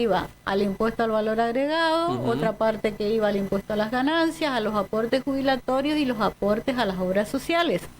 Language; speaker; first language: Spanish; native; Spanish